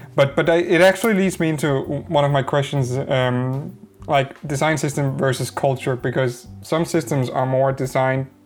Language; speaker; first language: English; non-native, fluent; Danish